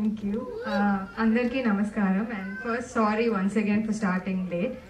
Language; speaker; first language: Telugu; non-native, fluent; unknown